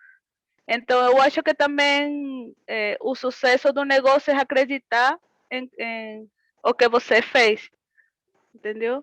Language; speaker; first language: Portuguese; non-native, fluent; Spanish